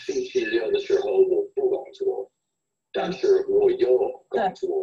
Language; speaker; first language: Chinese; non-native, fluent; English